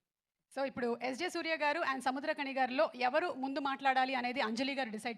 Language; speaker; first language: Telugu; native; Telugu